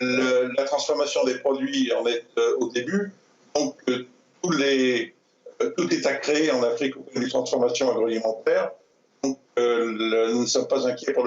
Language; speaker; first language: French; native; French